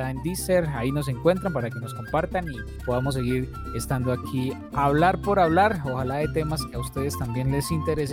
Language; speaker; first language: Spanish; native; Spanish